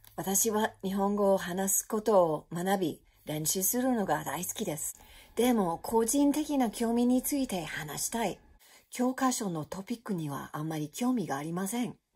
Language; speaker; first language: Japanese; non-native, learner; English